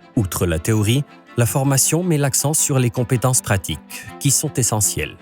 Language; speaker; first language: French; native; French